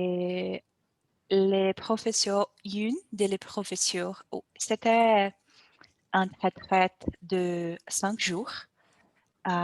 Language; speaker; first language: French; non-native, learner; Portuguese